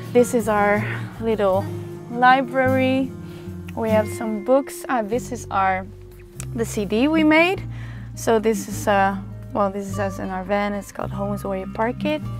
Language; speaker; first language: English; non-native, fluent; Dutch